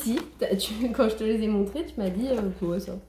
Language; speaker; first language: French; native; French